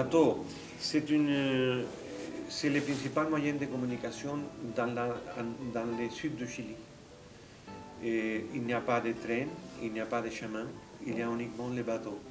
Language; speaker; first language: French; non-native, fluent; Spanish